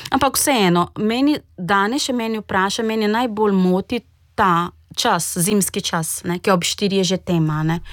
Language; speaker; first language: Slovenian; non-native, fluent; Portuguese